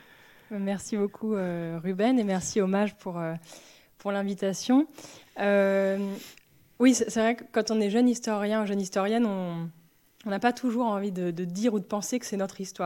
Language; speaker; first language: French; native; French